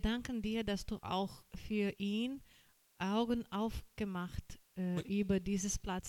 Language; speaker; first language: German; non-native, learner; Portuguese